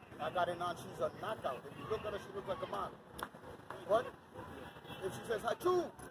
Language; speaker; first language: English; early bilingual, other home language; Spanish